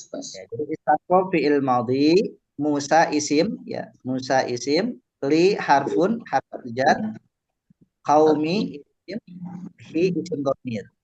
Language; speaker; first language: Arabic; non-native, learner; Indonesian